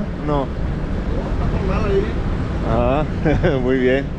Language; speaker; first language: Spanish; non-native, learner; English